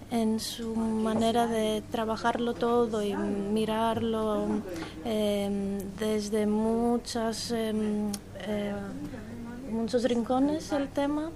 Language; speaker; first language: Spanish; non-native, fluent; Greek